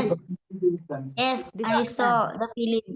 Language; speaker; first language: English; non-native, learner; Malayalam